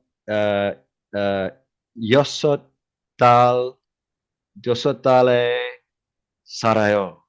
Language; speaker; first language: Korean; non-native, learner; English